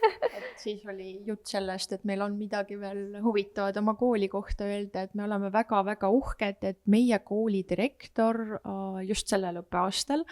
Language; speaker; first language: Estonian; non-native, local second language; Russian